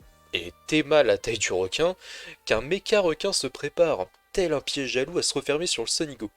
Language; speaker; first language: French; native; French